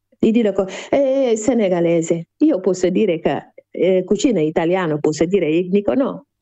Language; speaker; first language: Italian; non-native, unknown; Wolof